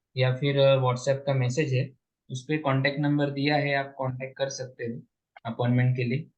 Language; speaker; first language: Hindi; non-native, local second language; Marathi